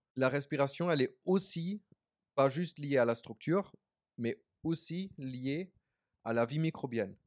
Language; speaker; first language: French; non-native, fluent; German